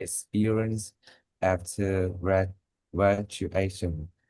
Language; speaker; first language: English; non-native, learner; Vietnamese